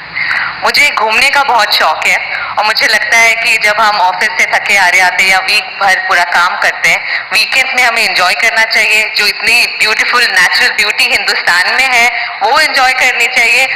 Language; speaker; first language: Hindi; native; Hindi